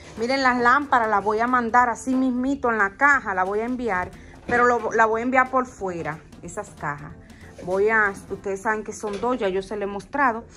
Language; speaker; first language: Spanish; native; Spanish